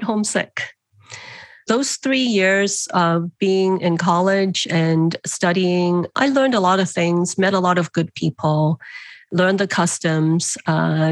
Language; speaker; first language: English; non-native, local second language; Cantonese